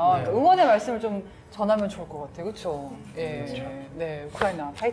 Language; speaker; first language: Korean; native; Korean